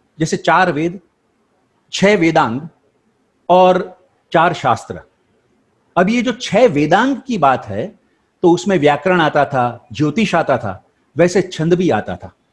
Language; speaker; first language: Hindi; non-native, local second language; Gujarati